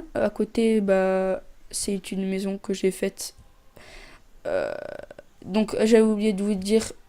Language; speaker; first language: French; native; French